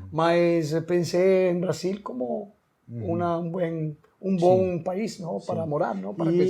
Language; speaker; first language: Portuguese; non-native, learner; Spanish